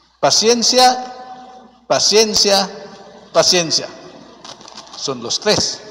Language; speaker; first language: Spanish; non-native, fluent; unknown